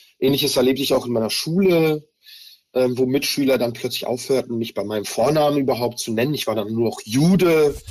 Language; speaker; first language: German; early bilingual, other home language; Hebrew